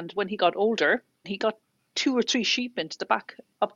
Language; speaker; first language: English; native; English